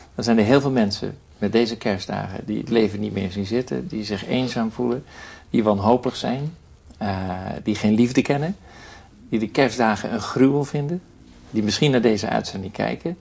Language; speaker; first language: Dutch; native; Dutch